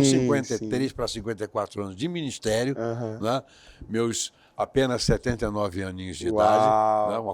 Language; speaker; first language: Portuguese; native; Portuguese